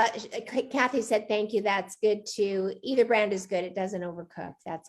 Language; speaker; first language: English; native; English